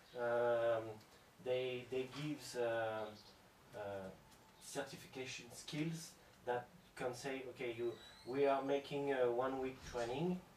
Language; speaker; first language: English; non-native, fluent; French